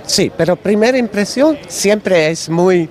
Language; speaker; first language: Spanish; non-native, learner; Dutch